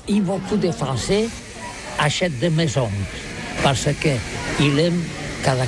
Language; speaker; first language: French; non-native, learner; Catalan